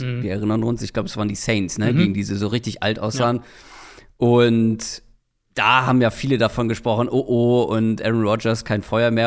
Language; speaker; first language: German; native; German